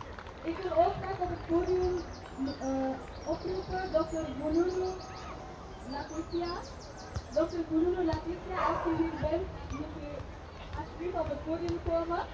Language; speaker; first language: Dutch; non-native, learner; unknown